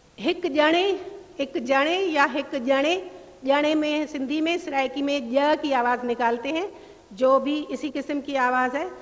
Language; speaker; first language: Urdu; non-native, local second language; Sindhi